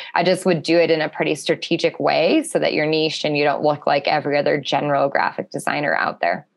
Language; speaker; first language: English; native; English